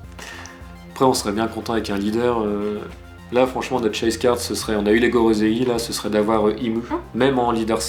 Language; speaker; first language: French; native; French